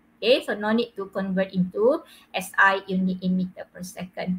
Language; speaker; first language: English; non-native, local second language; Malay